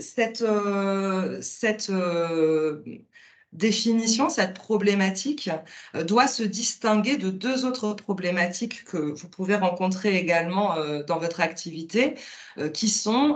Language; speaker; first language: French; native; French